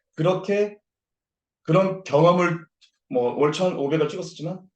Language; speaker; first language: Korean; native; Korean